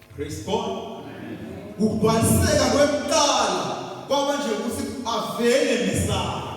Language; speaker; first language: Zulu; non-native, local second language; Swati